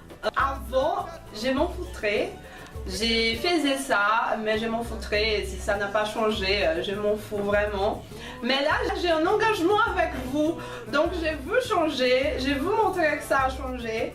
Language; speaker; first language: French; non-native, fluent; Portuguese